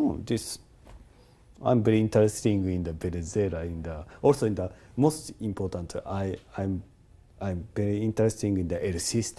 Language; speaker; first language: English; non-native, learner; Japanese